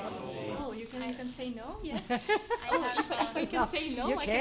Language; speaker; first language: English; non-native, learner; Ukrainian